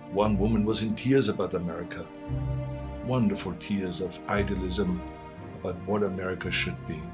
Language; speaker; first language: English; non-native, fluent; German